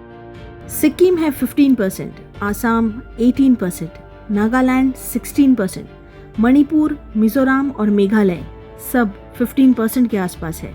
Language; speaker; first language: Hindi; native; Hindi